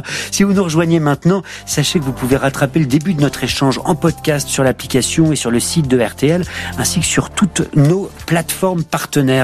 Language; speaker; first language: French; native; French